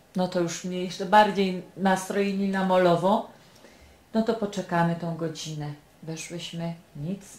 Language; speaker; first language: Polish; native; Polish